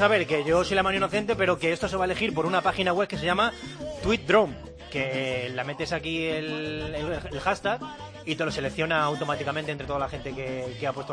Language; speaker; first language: Spanish; native; Spanish